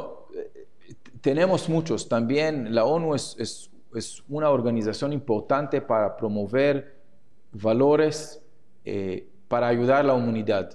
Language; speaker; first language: Spanish; non-native, fluent; Hebrew